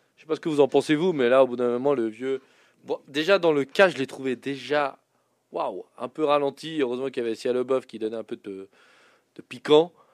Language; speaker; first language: French; native; French